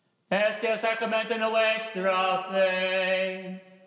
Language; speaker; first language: English; native; English